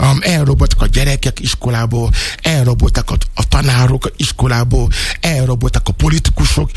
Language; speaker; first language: Hungarian; non-native, learner; Yoruba